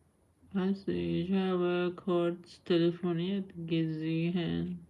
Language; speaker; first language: German; non-native, learner; Persian